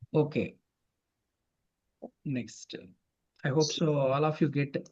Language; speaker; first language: English; non-native, fluent; Telugu